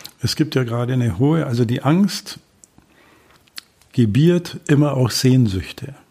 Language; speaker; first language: German; native; German